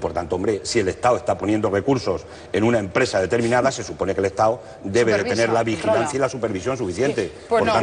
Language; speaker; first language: Spanish; native; Spanish